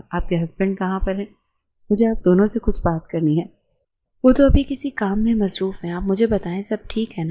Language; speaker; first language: Urdu; native; Urdu